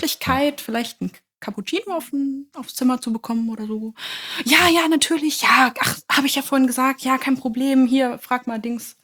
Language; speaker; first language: German; native; German